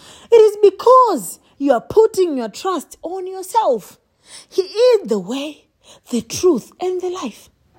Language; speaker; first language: English; non-native, local second language; Swahili